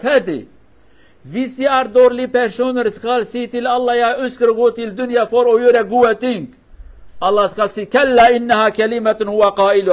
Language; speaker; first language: Swedish; non-native, learner; Kurdish